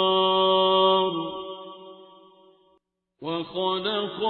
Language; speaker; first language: Arabic; native; Arabic